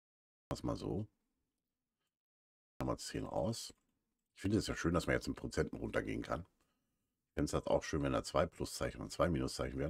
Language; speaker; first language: German; native; German